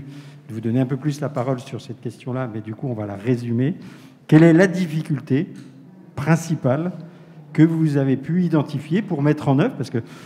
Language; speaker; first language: French; native; French